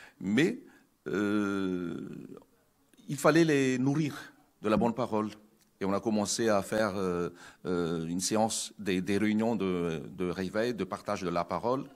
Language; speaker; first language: French; non-native, local second language; Malagasy